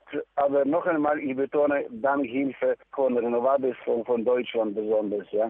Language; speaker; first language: German; non-native, fluent; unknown